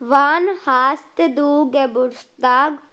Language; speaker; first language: German; non-native, learner; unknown